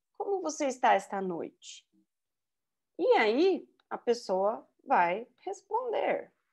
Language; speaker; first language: Portuguese; native; Portuguese